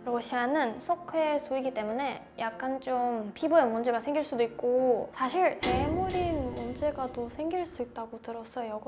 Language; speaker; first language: Korean; non-native, fluent; Russian